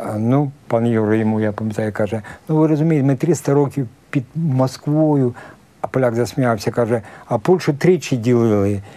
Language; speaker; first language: Ukrainian; native; Ukrainian